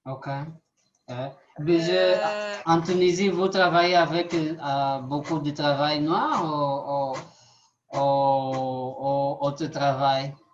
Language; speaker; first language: French; non-native, learner; Portuguese